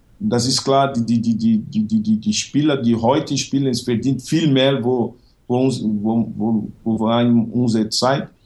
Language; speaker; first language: German; non-native, learner; Portuguese